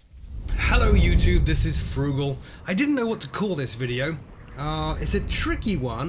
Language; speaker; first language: English; native; English